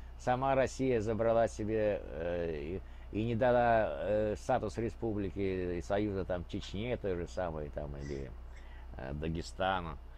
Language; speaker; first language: Russian; native; Russian